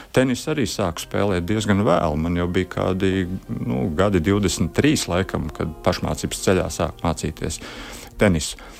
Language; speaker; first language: Latvian; native; Latvian